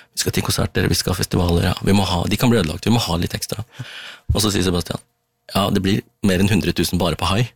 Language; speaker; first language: Norwegian; early bilingual, other home language; Tamil